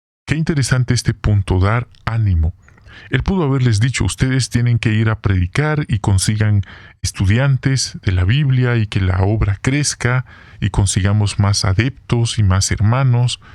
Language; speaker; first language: Spanish; native; Spanish